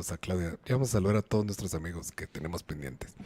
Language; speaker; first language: Spanish; native; Spanish